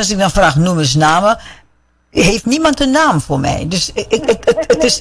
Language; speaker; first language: Dutch; native; Dutch